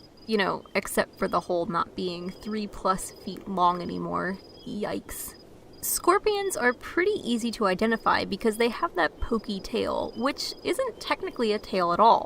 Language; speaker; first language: English; native; English